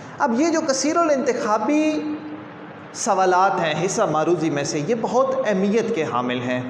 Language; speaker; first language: Urdu; non-native, local second language; Punjabi